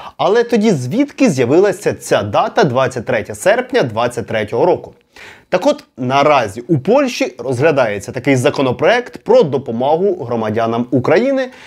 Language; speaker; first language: Ukrainian; non-native, local second language; Russian